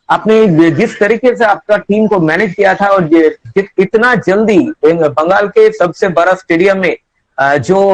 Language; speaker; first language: Hindi; non-native, local second language; Bangla